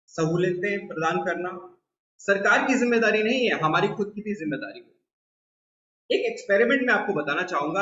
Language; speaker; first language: Hindi; non-native, local second language; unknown